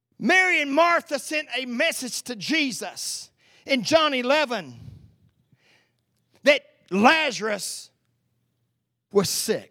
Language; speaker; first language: English; native; English